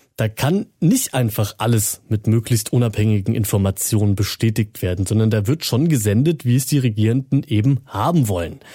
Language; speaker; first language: German; native; German